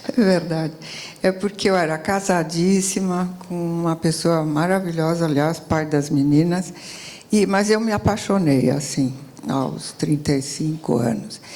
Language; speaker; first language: Portuguese; early bilingual, other home language; Italian